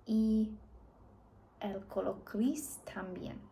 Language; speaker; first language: Spanish; non-native, learner; English